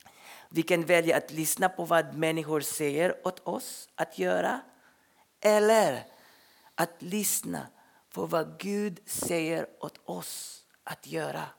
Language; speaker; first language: Swedish; non-native, fluent; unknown